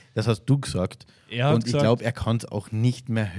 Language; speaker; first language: German; native; German